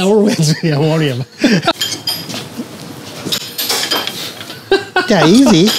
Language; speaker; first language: English; non-native, learner; Japanese